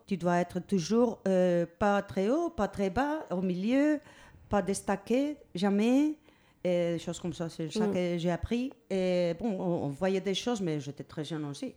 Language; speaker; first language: French; non-native, learner; Spanish